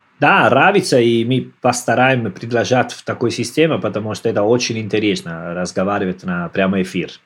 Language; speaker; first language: Russian; non-native, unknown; Italian